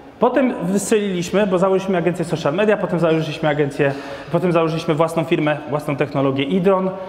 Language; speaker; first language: Polish; non-native, fluent; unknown